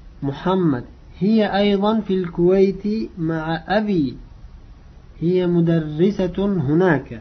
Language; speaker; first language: Arabic; non-native, fluent; Uzbek